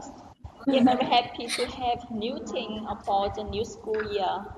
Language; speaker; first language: English; non-native, learner; Vietnamese